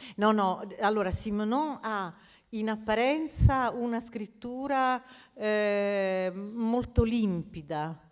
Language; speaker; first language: Italian; native; Italian